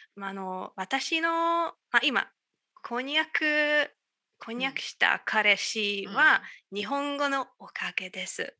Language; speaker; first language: Japanese; non-native, fluent; Hungarian